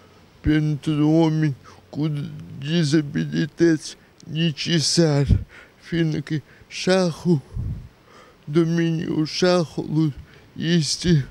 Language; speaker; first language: Romanian; non-native, local second language; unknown